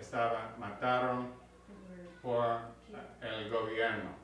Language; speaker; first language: Spanish; non-native, learner; English